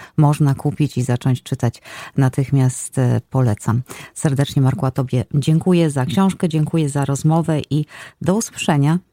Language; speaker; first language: Polish; native; Polish